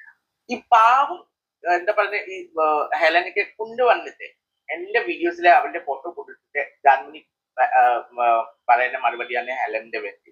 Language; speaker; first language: Malayalam; non-native, learner; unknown